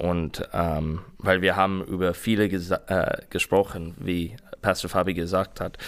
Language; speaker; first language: German; non-native, learner; English